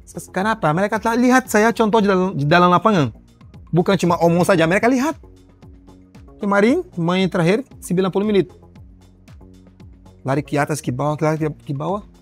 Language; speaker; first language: Indonesian; non-native, learner; Portuguese